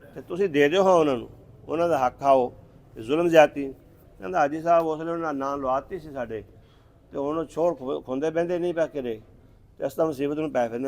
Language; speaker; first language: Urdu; non-native, local second language; Punjabi